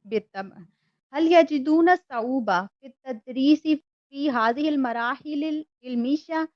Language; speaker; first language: Arabic; non-native, fluent; Urdu